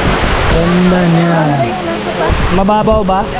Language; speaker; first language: Filipino; non-native, learner; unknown